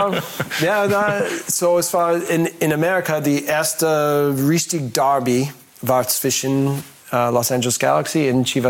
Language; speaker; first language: German; non-native, learner; English